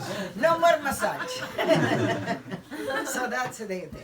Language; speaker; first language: English; non-native, learner; Italian